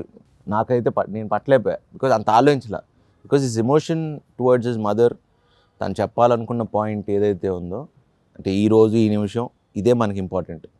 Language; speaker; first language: Telugu; native; Telugu